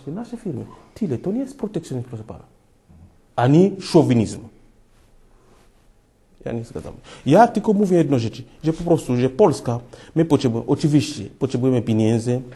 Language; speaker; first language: Polish; non-native, fluent; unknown